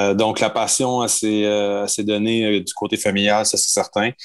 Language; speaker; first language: French; native; French